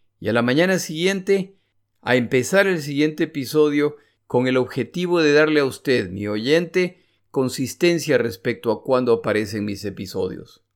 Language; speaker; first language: Spanish; native; Spanish